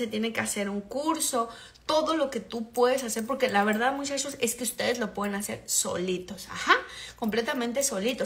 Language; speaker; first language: Spanish; native; Spanish